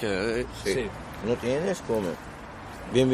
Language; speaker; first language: Spanish; non-native, learner; Arabic